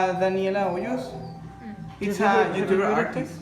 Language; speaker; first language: English; non-native, learner; Spanish